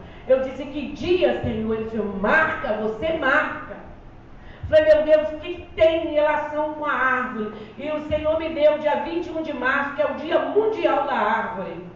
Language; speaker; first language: Portuguese; native; Portuguese